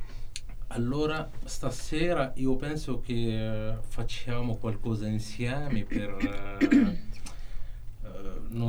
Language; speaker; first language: Italian; non-native, learner; Arabic